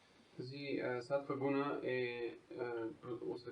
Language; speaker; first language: Bulgarian; native; Bulgarian